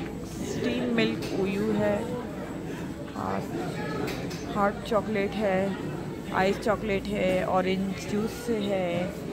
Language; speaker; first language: English; non-native, local second language; Hindi